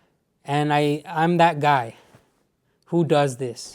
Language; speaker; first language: English; native; English